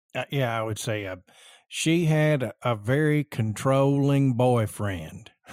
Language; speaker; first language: English; early bilingual, other home language; Spanish